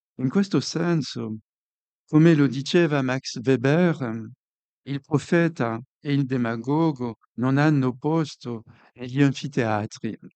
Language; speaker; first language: Italian; non-native, fluent; French